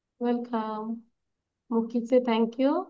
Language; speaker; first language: English; non-native, learner; Bangla